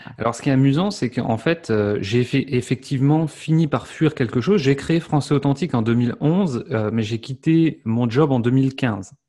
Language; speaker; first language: French; native; French